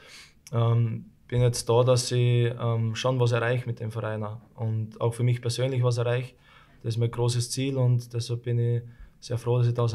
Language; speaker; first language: German; native; German